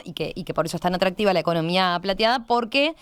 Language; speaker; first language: Spanish; native; Spanish